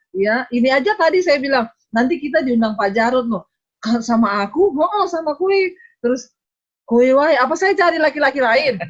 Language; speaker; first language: Indonesian; native; Indonesian